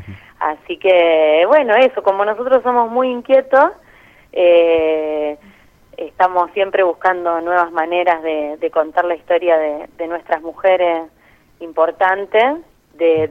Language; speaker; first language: Spanish; native; Spanish